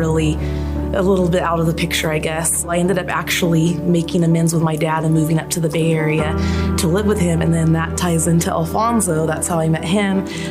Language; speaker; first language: English; native; English